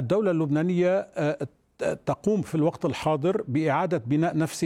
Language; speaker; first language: Arabic; native; Arabic